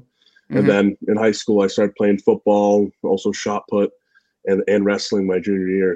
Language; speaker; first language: English; native; English